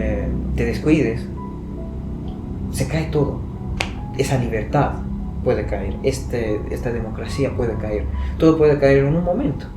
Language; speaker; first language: Spanish; non-native, fluent; Persian